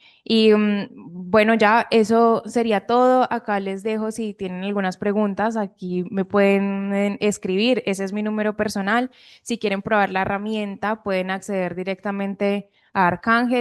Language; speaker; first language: Spanish; native; Spanish